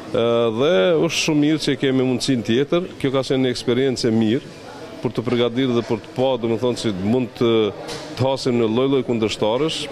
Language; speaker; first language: Albanian; native; Albanian